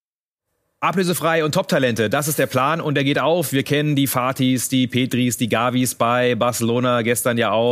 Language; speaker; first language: German; native; German